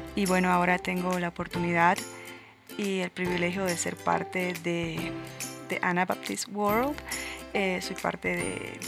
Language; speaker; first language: Spanish; native; Spanish